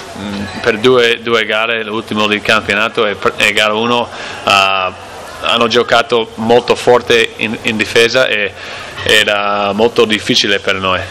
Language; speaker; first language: Italian; non-native, learner; English